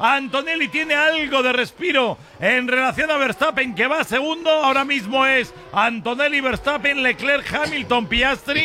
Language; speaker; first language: Spanish; native; Spanish